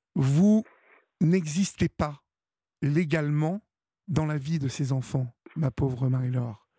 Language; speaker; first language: French; native; French